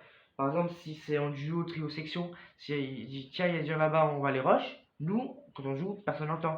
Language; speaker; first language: French; native; French